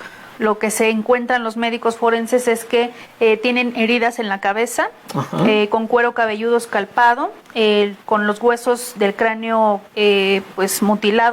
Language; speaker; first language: Spanish; native; Spanish